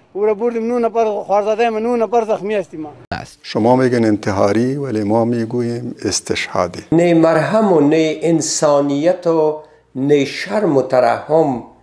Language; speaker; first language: Persian; native; Persian